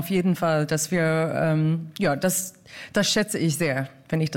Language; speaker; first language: German; non-native, fluent; English